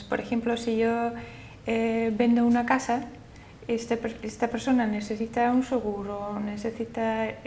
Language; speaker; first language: Spanish; non-native, fluent; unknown